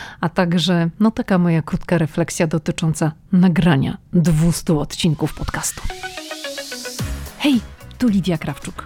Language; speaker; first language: Polish; native; Polish